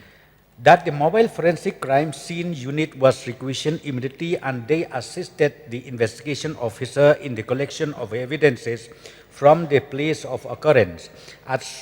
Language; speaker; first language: English; non-native, local second language; Khasi